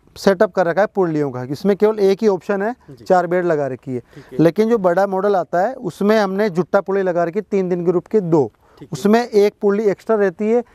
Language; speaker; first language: Hindi; native; Hindi